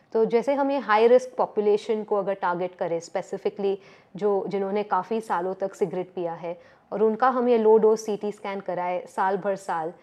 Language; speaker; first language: Hindi; native; Hindi